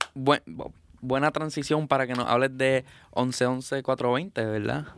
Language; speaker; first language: Spanish; native; Spanish